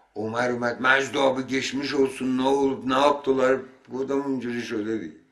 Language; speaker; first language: Persian; non-native, local second language; Azerbaijani